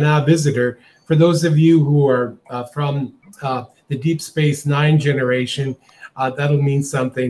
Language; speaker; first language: English; native; English